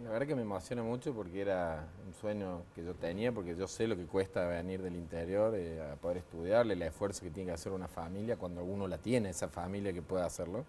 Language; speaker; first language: Spanish; native; Spanish